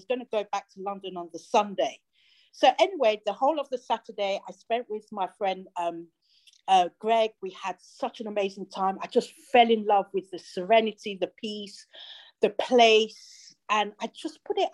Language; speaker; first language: English; native; English